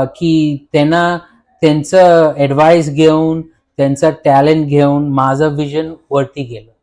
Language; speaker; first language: Marathi; early bilingual, heritage; Marathi